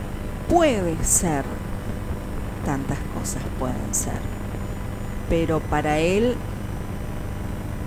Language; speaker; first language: Spanish; native; Spanish